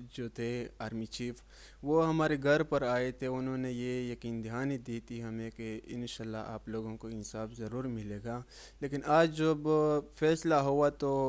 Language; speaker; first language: Urdu; non-native, local second language; Pashto